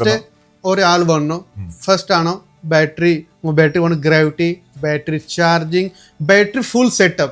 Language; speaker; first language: Malayalam; non-native, learner; Hindi